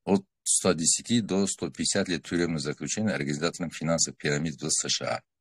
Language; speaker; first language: Russian; non-native, local second language; Kazakh